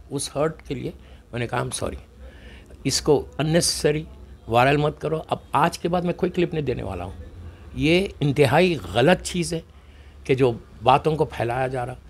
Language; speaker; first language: Hindi; native; Hindi